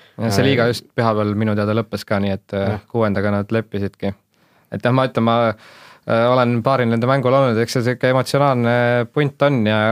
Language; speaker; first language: Estonian; native; Estonian